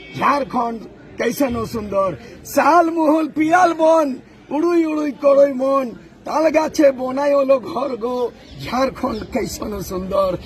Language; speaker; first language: Bangla; non-native, local second language; Santali